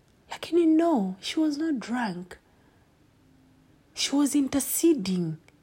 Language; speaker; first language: English; non-native, local second language; Swahili